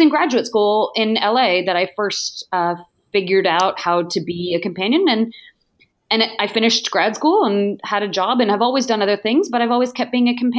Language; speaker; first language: English; native; English